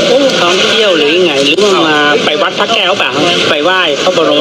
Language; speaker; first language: Thai; native; Thai